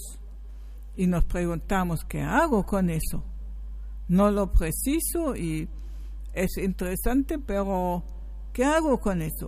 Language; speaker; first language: Spanish; non-native, fluent; German